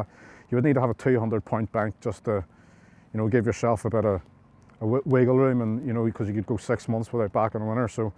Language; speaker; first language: English; native; English